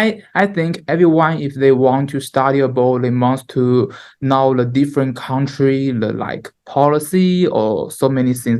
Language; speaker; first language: English; non-native, learner; Chinese